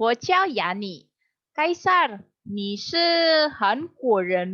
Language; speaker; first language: Chinese; non-native, fluent; Indonesian